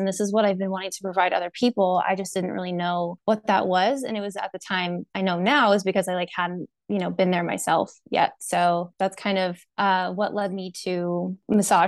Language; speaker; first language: English; native; English